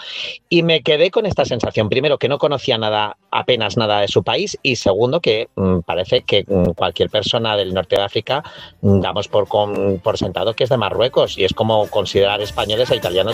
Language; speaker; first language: Spanish; native; Spanish